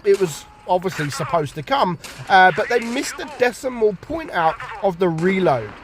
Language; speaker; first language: English; native; English